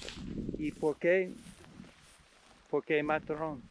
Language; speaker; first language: Spanish; non-native, learner; English